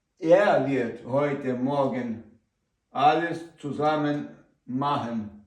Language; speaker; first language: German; non-native, learner; Ukrainian